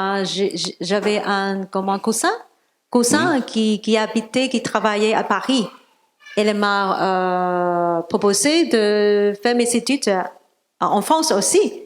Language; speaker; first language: French; non-native, learner; Cantonese